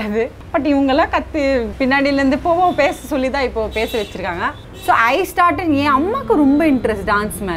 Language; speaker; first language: English; non-native, local second language; Assamese